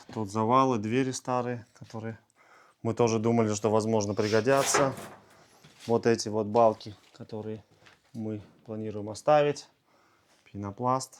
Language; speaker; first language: Russian; native; Russian